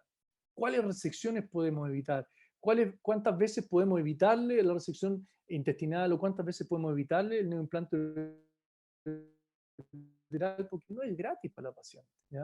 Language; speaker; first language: Spanish; native; Spanish